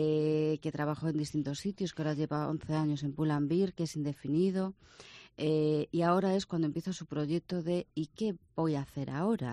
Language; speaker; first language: Spanish; native; Spanish